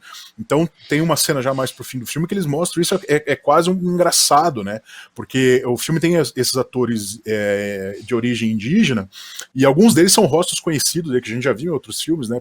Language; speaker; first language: Portuguese; native; Portuguese